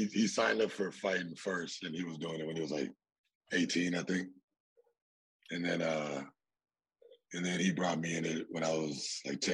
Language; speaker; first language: English; native; English